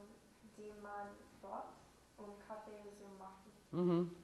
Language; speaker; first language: German; non-native, learner; English